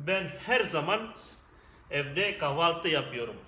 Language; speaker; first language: Turkish; non-native, fluent; Indonesian